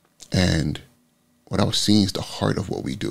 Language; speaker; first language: English; native; English